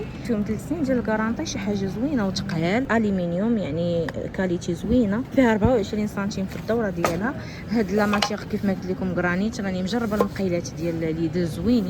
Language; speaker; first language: Arabic; native; Arabic